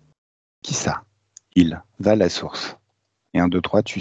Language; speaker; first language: French; native; French